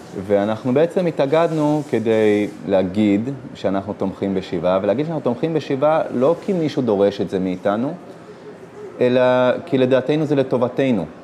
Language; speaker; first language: Hebrew; native; Hebrew